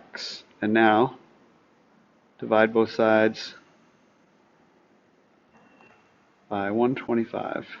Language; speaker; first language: English; native; English